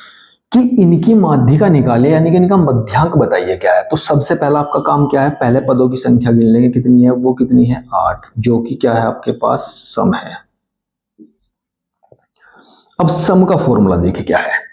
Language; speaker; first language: Hindi; native; Hindi